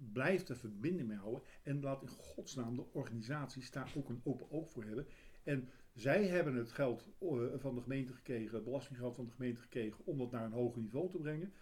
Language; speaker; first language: Dutch; native; Dutch